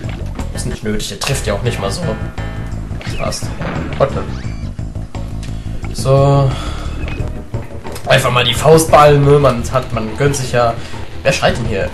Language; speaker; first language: German; native; German